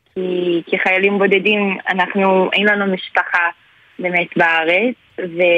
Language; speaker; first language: Hebrew; non-native, fluent; Portuguese